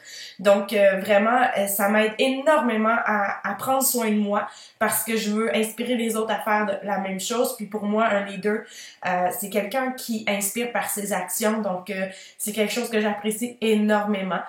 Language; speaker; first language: French; native; French